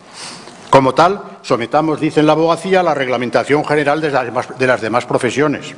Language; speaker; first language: Spanish; native; Spanish